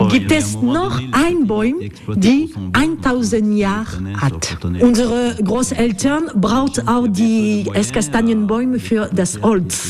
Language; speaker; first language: German; non-native, learner; French